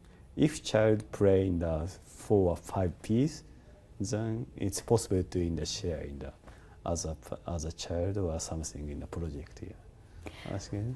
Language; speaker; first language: English; non-native, learner; Japanese